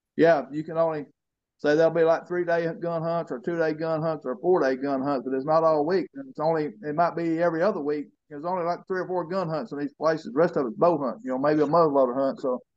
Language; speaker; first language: English; native; English